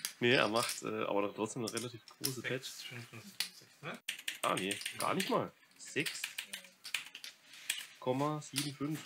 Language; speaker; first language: German; native; German